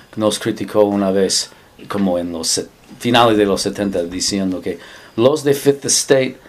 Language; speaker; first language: Spanish; non-native, fluent; English